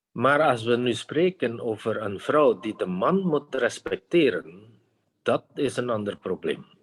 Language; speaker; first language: Dutch; non-native, fluent; Indonesian